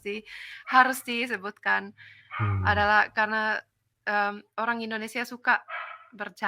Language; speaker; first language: Indonesian; non-native, fluent; Finnish